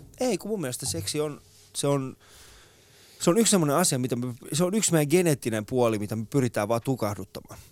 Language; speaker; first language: Finnish; early bilingual, other home language; Persian